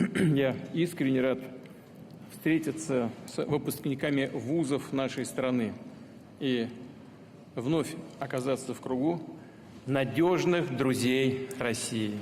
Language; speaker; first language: Russian; native; Russian